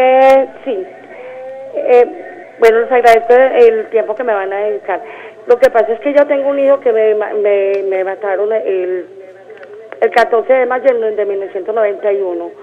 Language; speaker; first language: Spanish; native; Spanish